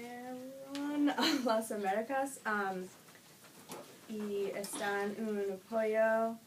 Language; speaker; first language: Spanish; non-native, learner; English